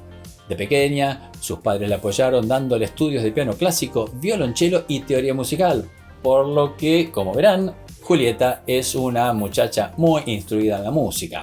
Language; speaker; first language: Spanish; native; Spanish